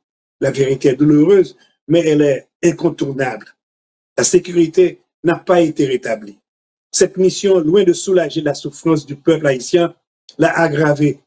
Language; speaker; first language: French; non-native, local second language; Haitian Creole